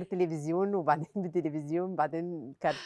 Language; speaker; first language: Arabic; native; Arabic